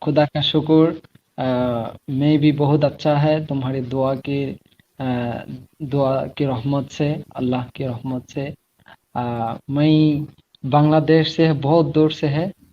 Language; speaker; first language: Hindi; non-native, learner; Bangla